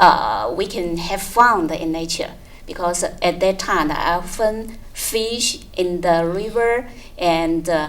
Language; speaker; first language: English; non-native, fluent; Chinese